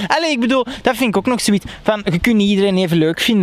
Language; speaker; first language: Dutch; native; Dutch